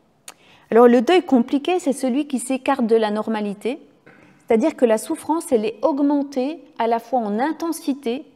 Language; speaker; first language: French; native; French